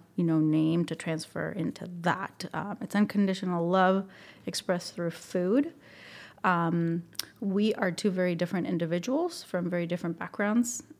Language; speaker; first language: English; non-native, fluent; Spanish